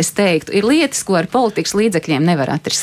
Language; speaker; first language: Latvian; native; Latvian